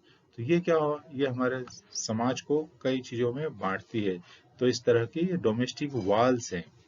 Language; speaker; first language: Hindi; native; Hindi